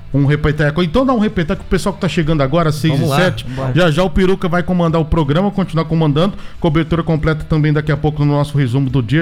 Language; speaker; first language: Portuguese; native; Portuguese